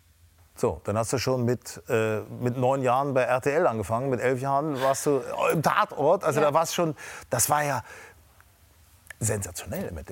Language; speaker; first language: German; native; German